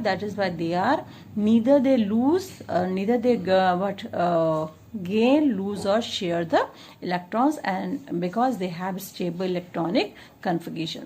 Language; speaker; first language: English; non-native, local second language; Hindi